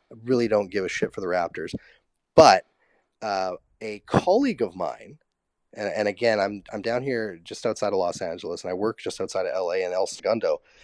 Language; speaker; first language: English; native; English